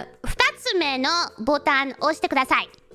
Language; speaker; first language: Japanese; non-native, learner; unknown